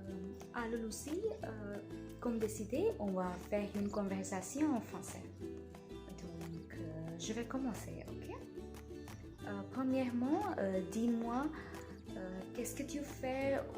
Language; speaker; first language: French; non-native, learner; Hindi